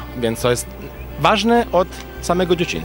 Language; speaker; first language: Polish; non-native, fluent; Italian